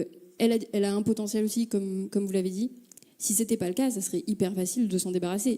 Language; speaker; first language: French; native; French